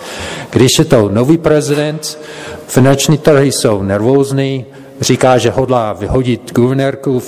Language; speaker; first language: Czech; non-native, fluent; English